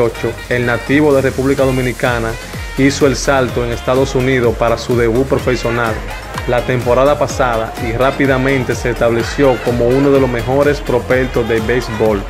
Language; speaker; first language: Spanish; native; Spanish